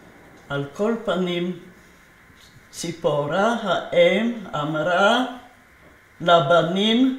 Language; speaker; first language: Hebrew; non-native, fluent; Polish